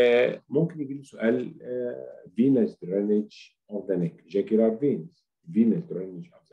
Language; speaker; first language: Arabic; native; Arabic